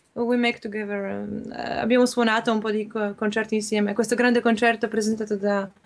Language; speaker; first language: Italian; non-native, fluent; Polish